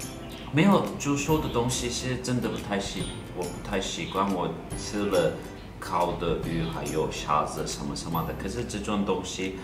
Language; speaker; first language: Chinese; non-native, fluent; Turkish